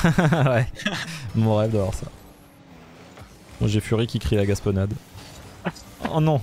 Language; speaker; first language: French; native; French